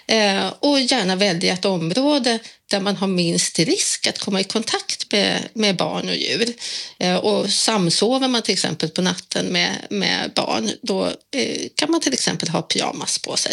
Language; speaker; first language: Swedish; native; Swedish